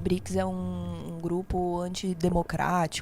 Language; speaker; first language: Portuguese; native; Portuguese